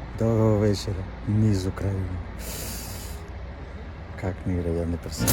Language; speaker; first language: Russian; non-native, fluent; Spanish